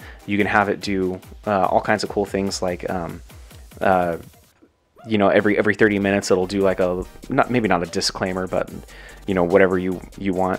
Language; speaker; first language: English; native; English